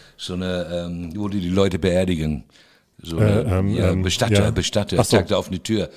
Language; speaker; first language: German; non-native, fluent; English